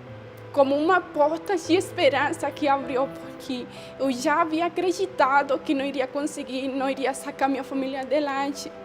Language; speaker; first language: Portuguese; non-native, fluent; Spanish